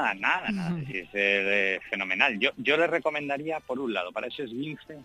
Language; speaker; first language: Spanish; native; Spanish